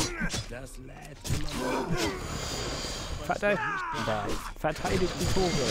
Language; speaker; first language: German; native; German